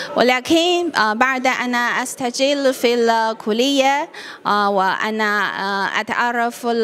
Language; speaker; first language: Arabic; non-native, learner; Chinese